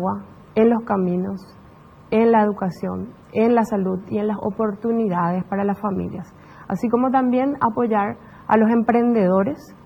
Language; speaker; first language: Spanish; native; Spanish